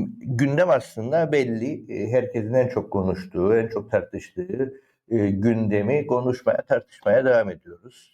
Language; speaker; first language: Turkish; native; Turkish